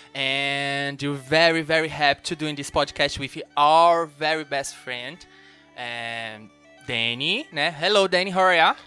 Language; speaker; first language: English; non-native, learner; Portuguese